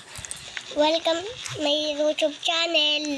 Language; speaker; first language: English; non-native, local second language; Filipino